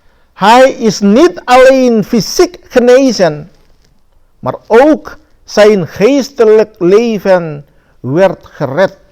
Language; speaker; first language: Dutch; non-native, fluent; Indonesian